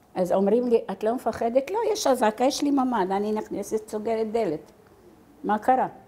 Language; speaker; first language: Hebrew; non-native, fluent; Arabic